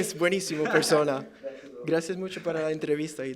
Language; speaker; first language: Spanish; early bilingual, heritage; English